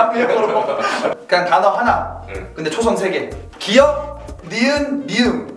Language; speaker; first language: Korean; native; Korean